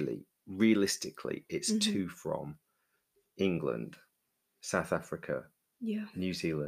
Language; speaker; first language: English; native; English